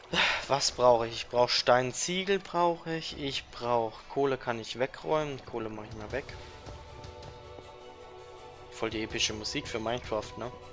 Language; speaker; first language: German; native; German